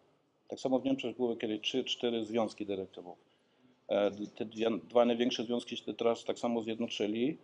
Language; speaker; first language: Polish; early bilingual, heritage; Polish